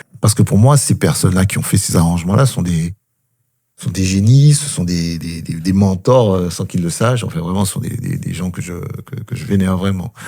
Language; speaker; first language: French; early bilingual, other home language; Spanish